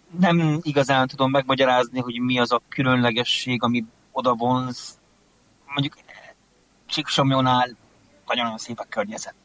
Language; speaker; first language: Hungarian; native; Hungarian